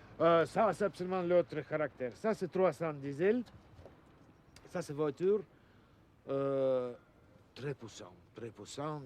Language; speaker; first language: French; non-native, learner; Russian